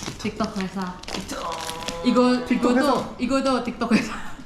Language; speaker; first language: Korean; non-native, learner; Indonesian